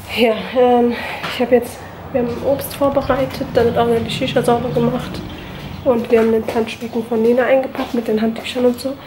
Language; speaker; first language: German; early bilingual, other home language; Turkish